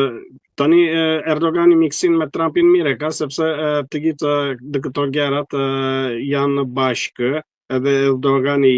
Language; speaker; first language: Albanian; non-native, fluent; Turkish